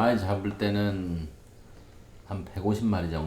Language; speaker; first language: Korean; native; Korean